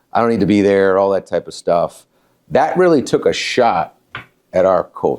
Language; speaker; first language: English; native; English